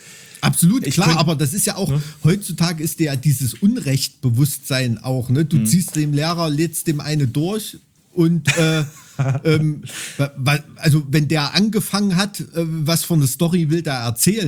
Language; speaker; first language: German; native; German